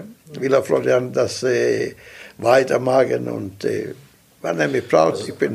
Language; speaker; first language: German; non-native, local second language; Italian